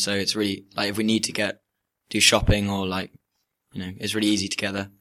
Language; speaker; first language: English; native; English